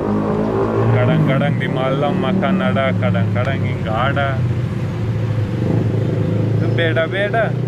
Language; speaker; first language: Indonesian; non-native, learner; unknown